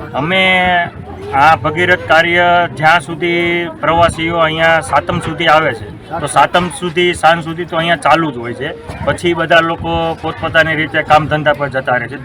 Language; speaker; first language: Gujarati; native; Gujarati